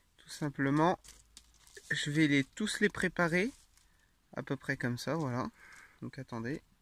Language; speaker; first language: French; native; French